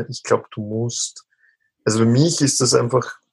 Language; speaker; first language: German; native; German